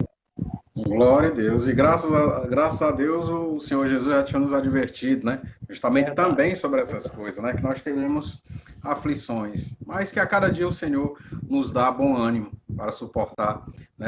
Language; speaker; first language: Portuguese; native; Portuguese